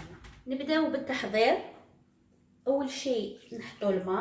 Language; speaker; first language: Arabic; native; Arabic